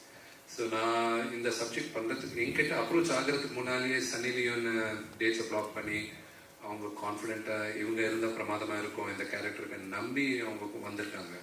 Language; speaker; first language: Tamil; non-native, local second language; Malayalam